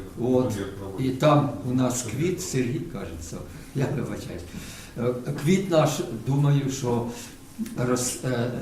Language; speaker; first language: Ukrainian; non-native, local second language; Russian